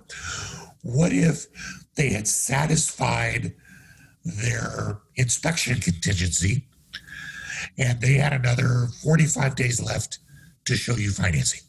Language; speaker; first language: English; native; English